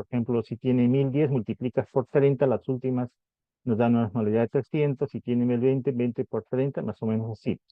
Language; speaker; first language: Spanish; native; Spanish